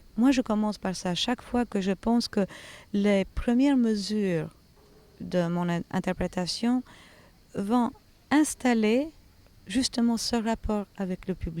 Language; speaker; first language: French; non-native, fluent; Albanian